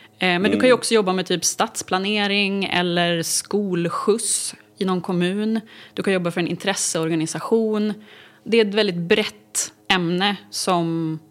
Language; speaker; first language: Swedish; native; Swedish